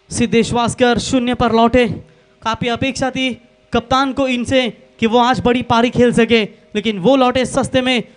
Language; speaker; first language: Hindi; non-native, local second language; Marathi